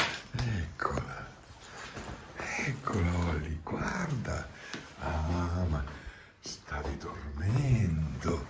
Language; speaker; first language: Italian; native; Italian